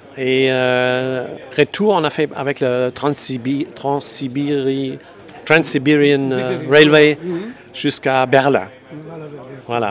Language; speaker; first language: French; non-native, local second language; Luxembourgish